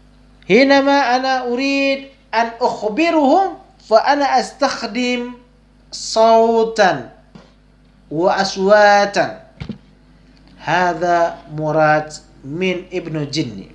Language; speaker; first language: Arabic; non-native, fluent; Indonesian